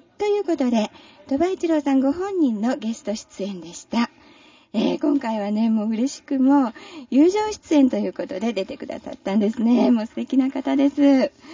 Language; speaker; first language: Japanese; native; Japanese